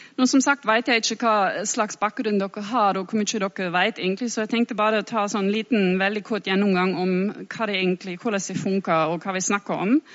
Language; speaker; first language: Norwegian; non-native, fluent; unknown